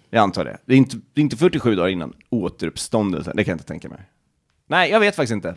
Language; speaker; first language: Swedish; native; Swedish